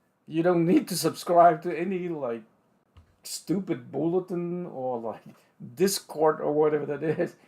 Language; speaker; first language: English; non-native, fluent; Vietnamese